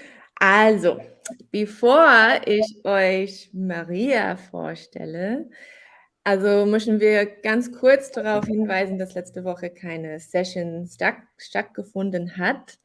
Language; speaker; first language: German; non-native, fluent; English